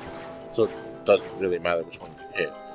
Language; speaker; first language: English; native; English